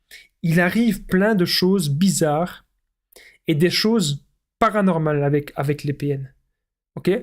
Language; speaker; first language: French; native; French